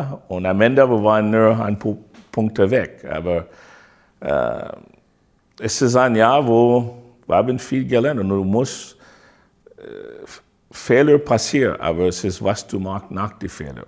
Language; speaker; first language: German; non-native, fluent; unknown